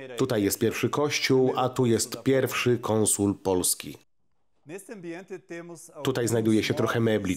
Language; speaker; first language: Polish; native; Polish